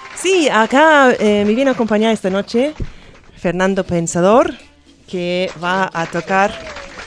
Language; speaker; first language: Spanish; non-native, fluent; English